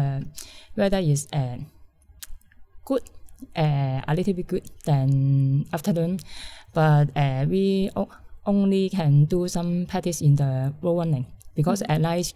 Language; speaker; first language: English; non-native, learner; Cantonese